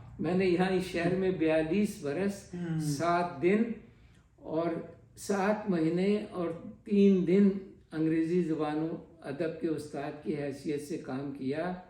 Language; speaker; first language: Urdu; non-native, local second language; Punjabi